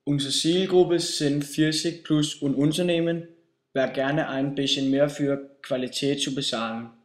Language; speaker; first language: German; non-native, learner; Danish